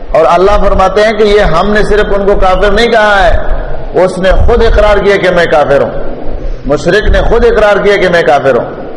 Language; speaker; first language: Urdu; non-native, local second language; Pashto